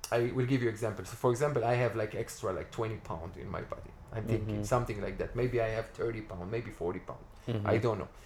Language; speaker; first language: English; non-native, fluent; Hebrew